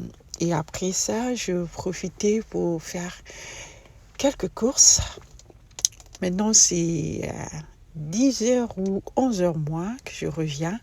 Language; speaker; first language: French; non-native, local second language; Lingala